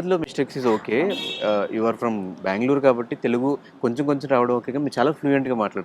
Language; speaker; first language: Telugu; native; Telugu